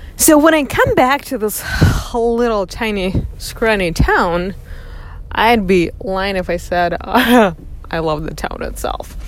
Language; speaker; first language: English; non-native, fluent; Russian